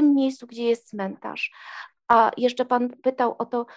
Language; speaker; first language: Polish; native; Polish